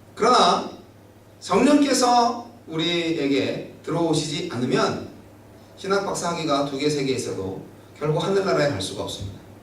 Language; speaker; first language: Korean; native; Korean